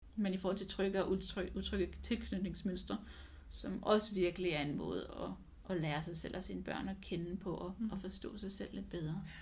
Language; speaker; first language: Danish; non-native, fluent; English